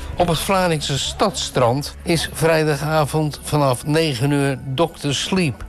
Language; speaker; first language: Dutch; native; Dutch